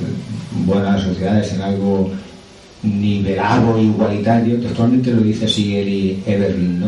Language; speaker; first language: Spanish; native; Spanish